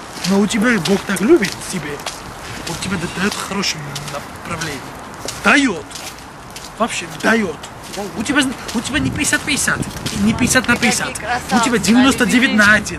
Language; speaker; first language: Russian; non-native, fluent; Mingrelian